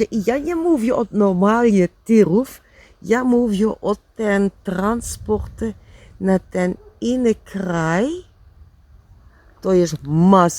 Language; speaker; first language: Polish; non-native, learner; Dutch